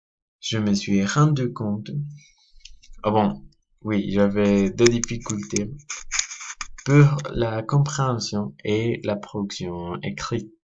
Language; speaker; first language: French; non-native, learner; Spanish